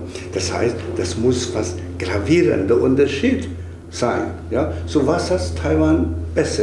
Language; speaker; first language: German; non-native, fluent; Chinese